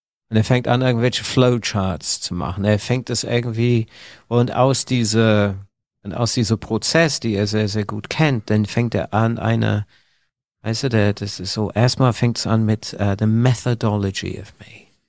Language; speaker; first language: German; non-native, fluent; English